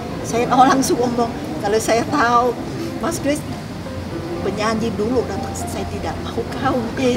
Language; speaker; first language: Indonesian; non-native, fluent; Vietnamese